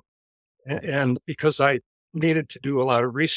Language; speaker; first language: English; native; English